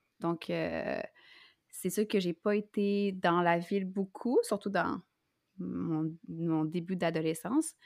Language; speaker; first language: French; native; French